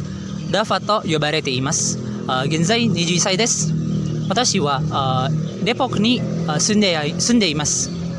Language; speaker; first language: Japanese; non-native, learner; Indonesian